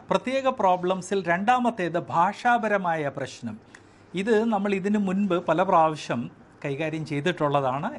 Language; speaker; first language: Malayalam; non-native, local second language; Hindi